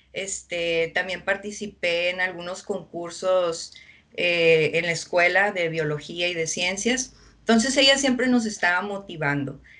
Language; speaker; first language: Spanish; early bilingual, heritage; Spanish